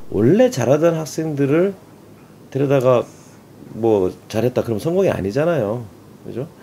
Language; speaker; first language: Korean; native; Korean